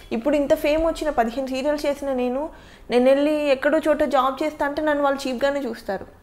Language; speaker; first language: Telugu; native; Telugu